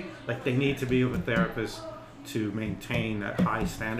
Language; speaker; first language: English; native; English